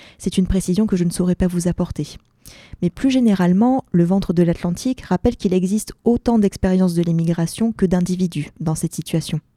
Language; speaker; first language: French; native; French